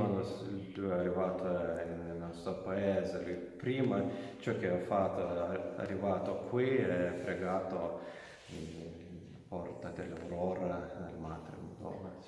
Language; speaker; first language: Italian; non-native, learner; Lithuanian